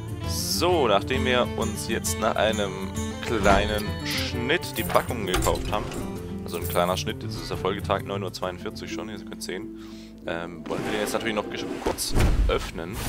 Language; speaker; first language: German; native; German